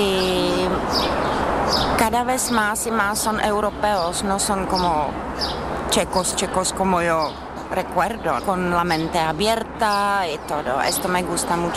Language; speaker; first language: Spanish; non-native, learner; Czech